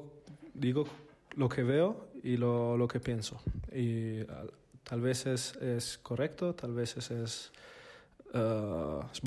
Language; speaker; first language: Spanish; non-native, learner; Italian